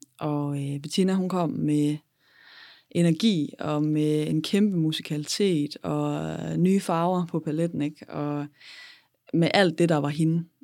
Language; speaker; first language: Danish; native; Danish